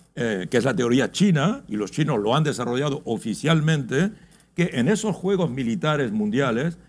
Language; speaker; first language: Spanish; early bilingual, heritage; Spanish